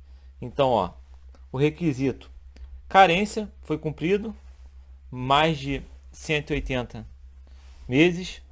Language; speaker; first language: Portuguese; native; Portuguese